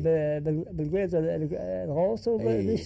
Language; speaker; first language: Arabic; native; Arabic